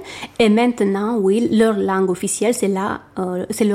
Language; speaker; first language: French; non-native, fluent; Romanian